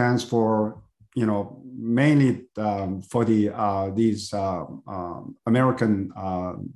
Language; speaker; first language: English; non-native, fluent; Korean